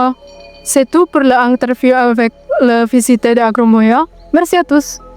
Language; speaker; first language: French; non-native, learner; Indonesian